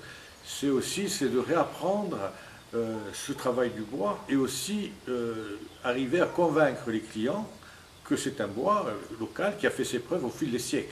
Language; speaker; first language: French; native; French